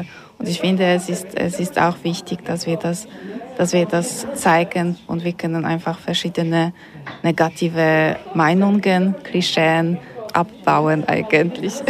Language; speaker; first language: German; non-native, fluent; Polish